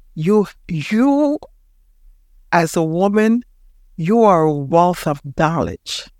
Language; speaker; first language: English; early bilingual, heritage; Spanish